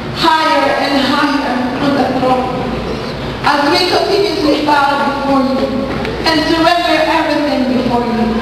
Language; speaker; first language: English; non-native, local second language; Filipino